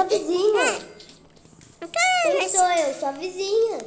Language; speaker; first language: Portuguese; native; Portuguese